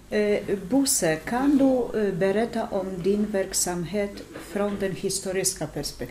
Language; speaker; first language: Swedish; non-native, learner; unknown